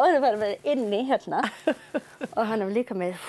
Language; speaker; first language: Icelandic; non-native, learner; English